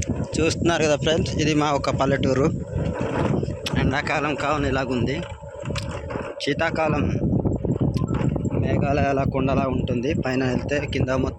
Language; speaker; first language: Telugu; native; Telugu